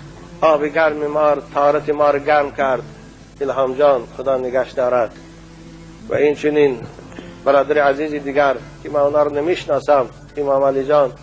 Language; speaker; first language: Persian; native; Persian